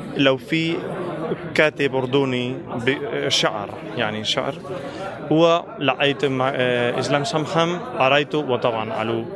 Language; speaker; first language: Arabic; non-native, fluent; Spanish